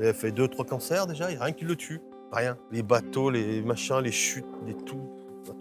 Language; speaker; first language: French; native; French